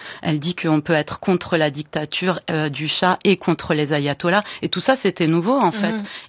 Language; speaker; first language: French; early bilingual, other home language; Persian